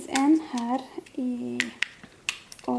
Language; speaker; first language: Swedish; non-native, learner; Arabic